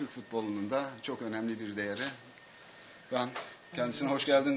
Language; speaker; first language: Turkish; native; Turkish